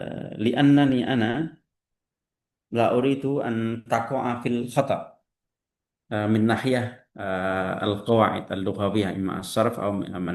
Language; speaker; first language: Arabic; non-native, fluent; Indonesian